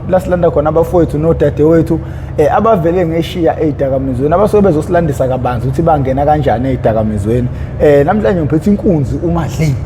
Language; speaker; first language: Zulu; native; Zulu